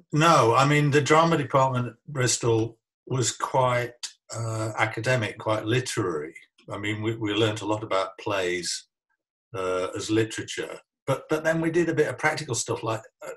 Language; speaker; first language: English; native; English